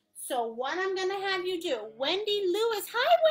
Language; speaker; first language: English; native; English